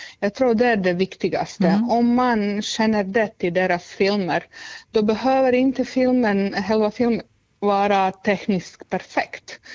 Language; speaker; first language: Swedish; non-native, fluent; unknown